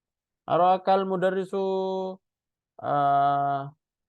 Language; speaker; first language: Arabic; non-native, fluent; Indonesian